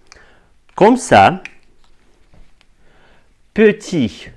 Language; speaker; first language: French; non-native, fluent; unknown